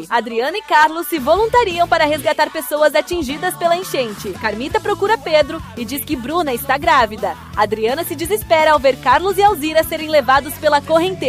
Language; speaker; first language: Portuguese; native; Portuguese